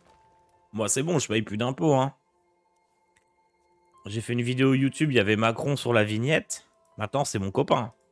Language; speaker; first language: French; native; French